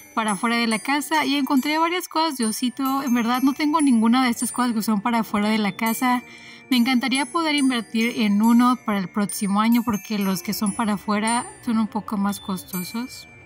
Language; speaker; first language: Spanish; native; Spanish